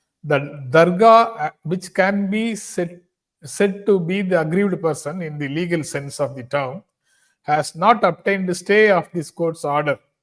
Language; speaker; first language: English; non-native, local second language; Tamil